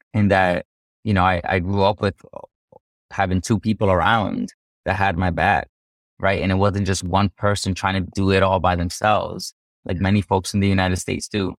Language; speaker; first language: English; native; English